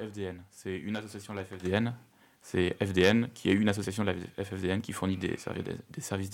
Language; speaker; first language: French; native; French